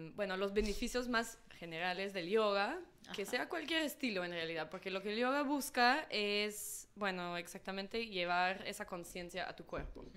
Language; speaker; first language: Spanish; non-native, fluent; English